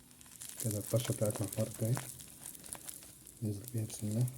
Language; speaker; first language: Arabic; native; Arabic